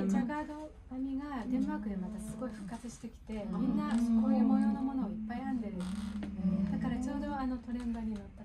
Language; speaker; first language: Japanese; native; Japanese